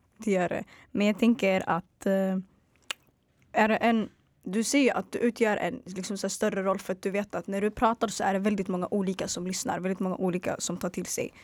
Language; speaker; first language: Swedish; early bilingual, other home language; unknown